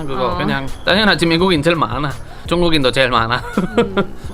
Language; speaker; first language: Korean; non-native, learner; Spanish